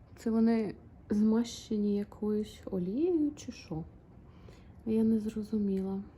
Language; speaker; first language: Ukrainian; non-native, local second language; Russian